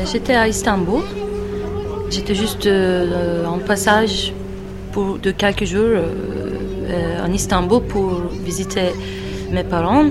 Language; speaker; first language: French; non-native, fluent; Turkish